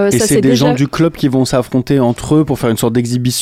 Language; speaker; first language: French; native; French